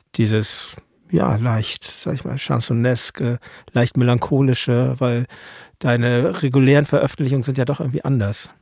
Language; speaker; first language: German; native; German